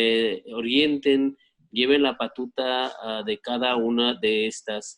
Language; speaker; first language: Spanish; native; Spanish